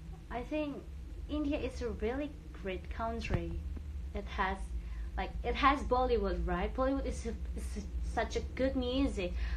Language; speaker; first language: English; non-native, learner; Indonesian